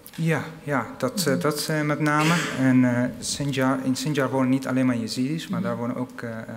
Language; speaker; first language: Dutch; non-native, fluent; Arabic